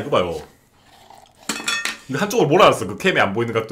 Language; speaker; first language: Korean; native; Korean